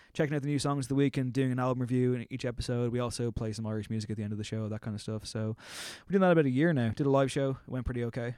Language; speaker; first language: English; native; English